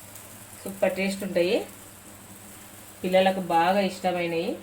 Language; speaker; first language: Telugu; native; Telugu